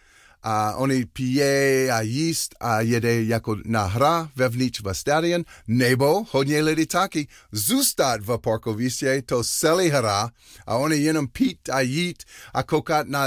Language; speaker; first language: Czech; non-native, learner; English